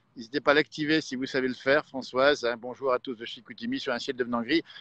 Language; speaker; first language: French; native; French